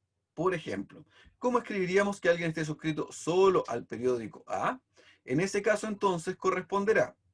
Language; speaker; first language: Spanish; native; Spanish